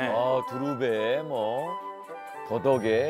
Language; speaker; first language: Korean; native; Korean